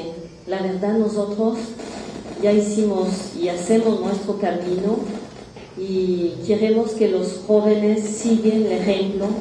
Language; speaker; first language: Spanish; non-native, fluent; French